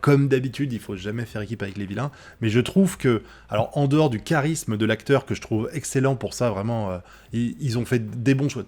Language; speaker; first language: French; native; French